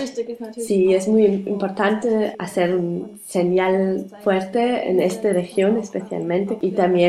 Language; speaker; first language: Spanish; non-native, learner; German